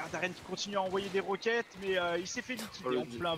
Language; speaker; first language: French; native; French